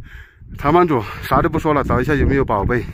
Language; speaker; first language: Chinese; native; Chinese